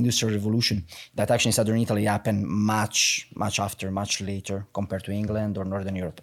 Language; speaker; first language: English; non-native, fluent; Italian